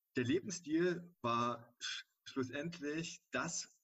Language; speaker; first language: German; native; German